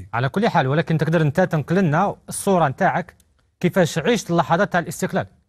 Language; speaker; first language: Arabic; native; Arabic